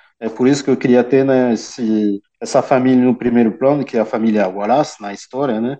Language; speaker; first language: Portuguese; early bilingual, heritage; Portuguese